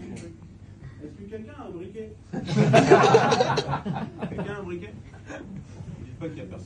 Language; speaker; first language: French; native; French